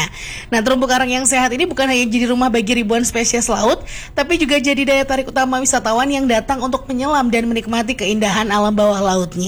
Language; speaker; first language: Indonesian; native; Indonesian